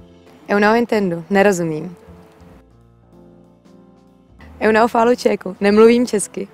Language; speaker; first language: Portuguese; non-native, fluent; Czech